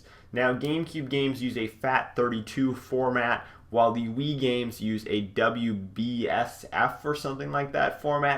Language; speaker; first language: English; native; English